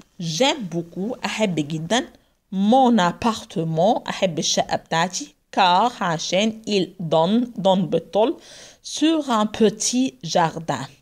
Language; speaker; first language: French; non-native, fluent; Arabic